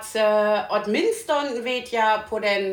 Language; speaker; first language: Swedish; non-native, learner; German